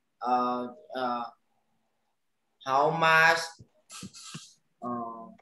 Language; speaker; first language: English; non-native, learner; Vietnamese